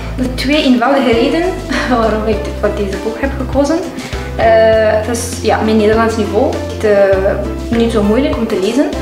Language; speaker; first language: Dutch; non-native, learner; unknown